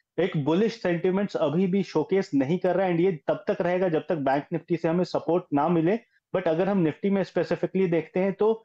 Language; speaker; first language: Hindi; native; Hindi